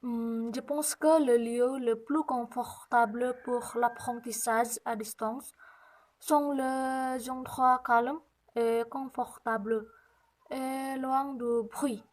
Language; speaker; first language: French; non-native, learner; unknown